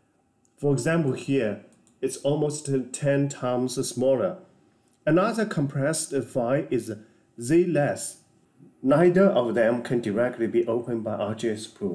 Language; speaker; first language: English; non-native, fluent; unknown